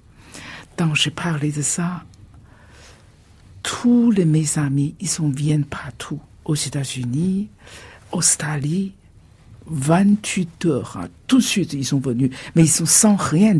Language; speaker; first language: French; non-native, fluent; Chinese